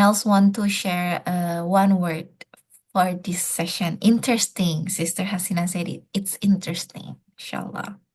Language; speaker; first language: English; non-native, fluent; Indonesian